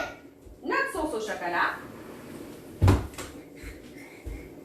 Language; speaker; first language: French; native; French